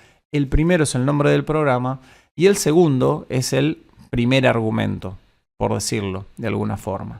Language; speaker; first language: Spanish; native; Spanish